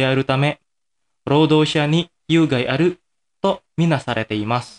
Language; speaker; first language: Japanese; non-native, fluent; Indonesian